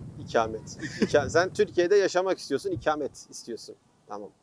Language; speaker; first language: Turkish; native; Turkish